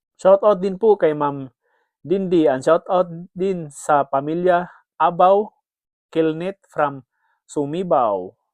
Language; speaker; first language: Filipino; non-native, local second language; Cebuano